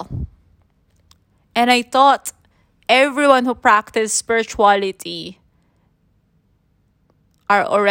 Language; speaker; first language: English; non-native, local second language; Filipino